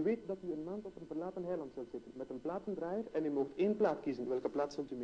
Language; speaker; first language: Dutch; native; Dutch